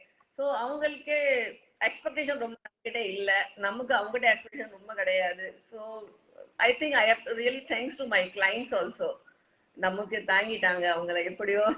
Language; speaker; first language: Tamil; non-native, local second language; Hindi